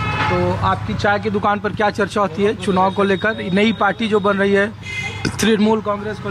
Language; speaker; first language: Hindi; native; Hindi